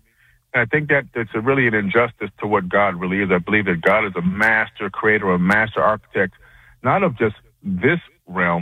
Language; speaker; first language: English; native; English